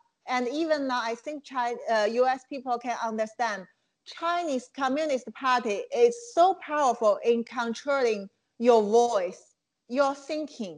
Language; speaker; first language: English; non-native, fluent; Chinese